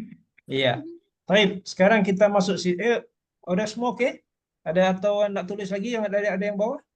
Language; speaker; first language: Malay; native; Malay